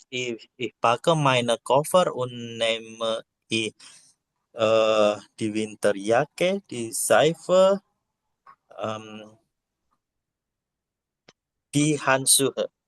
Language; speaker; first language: German; non-native, learner; Indonesian